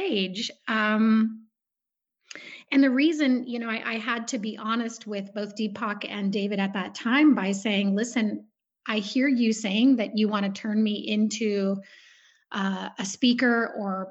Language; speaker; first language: English; native; English